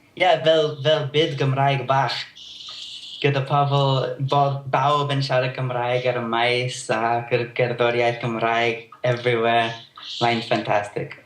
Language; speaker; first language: Welsh; non-native, learner; English